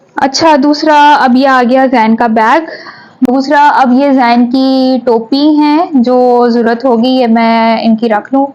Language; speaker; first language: Urdu; native; Urdu